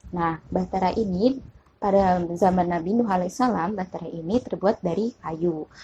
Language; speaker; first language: Indonesian; native; Indonesian